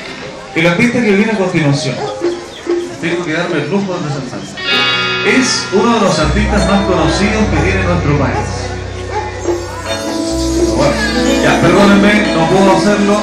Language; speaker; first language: Spanish; native; Spanish